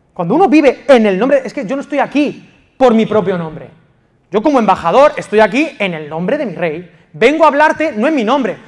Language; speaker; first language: Spanish; native; Spanish